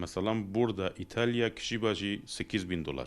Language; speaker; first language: Turkish; non-native, learner; Persian